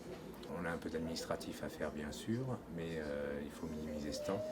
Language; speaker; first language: French; native; French